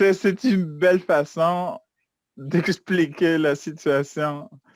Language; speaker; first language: French; non-native, fluent; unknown